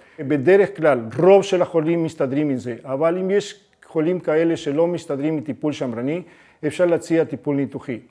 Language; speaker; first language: Hebrew; non-native, fluent; Spanish